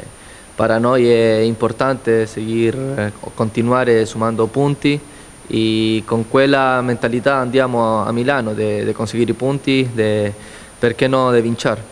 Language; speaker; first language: Italian; non-native, learner; Spanish